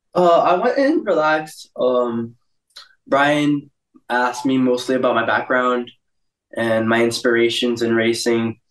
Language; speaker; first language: English; early bilingual, other home language; Portuguese